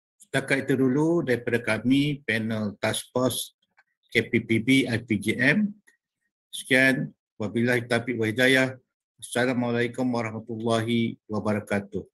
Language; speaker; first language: Malay; native; Malay